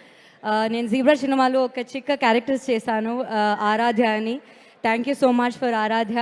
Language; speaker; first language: Telugu; non-native, learner; Kannada